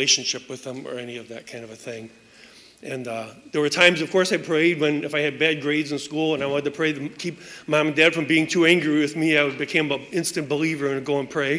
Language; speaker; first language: English; native; English